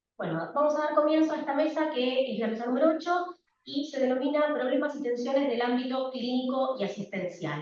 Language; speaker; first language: Spanish; native; Spanish